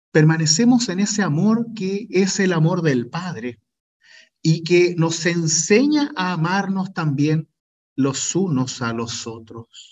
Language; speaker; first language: Spanish; native; Spanish